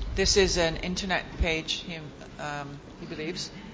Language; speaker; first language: English; non-native, fluent; Italian